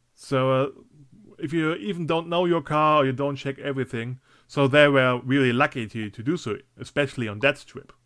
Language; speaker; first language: English; non-native, fluent; German